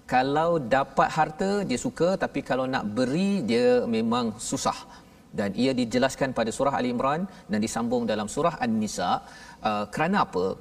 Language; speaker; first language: Malay; native; Malay